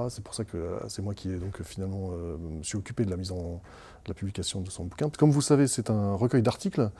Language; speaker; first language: French; native; French